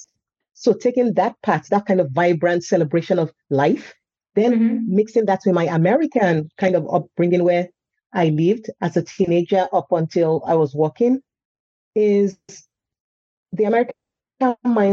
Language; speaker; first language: English; non-native, local second language; Yoruba